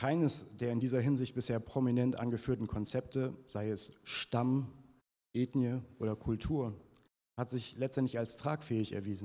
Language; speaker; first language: German; native; German